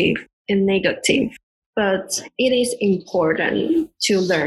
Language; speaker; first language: English; non-native, learner; Chinese